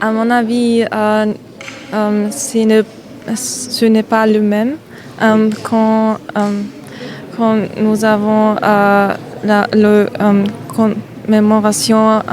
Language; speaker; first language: French; non-native, learner; German